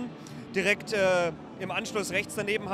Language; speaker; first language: German; native; German